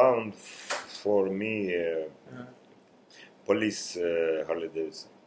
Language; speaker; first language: English; non-native, learner; Russian